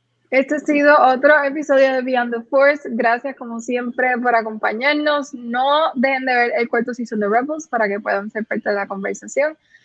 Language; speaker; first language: Spanish; native; Spanish